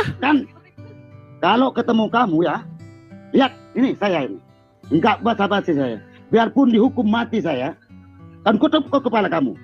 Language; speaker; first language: Indonesian; non-native, local second language; Madurese